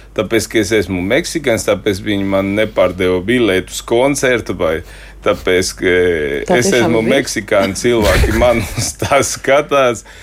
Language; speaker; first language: Latvian; non-native, fluent; Spanish